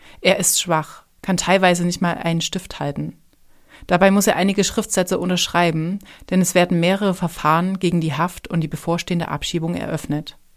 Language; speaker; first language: German; native; German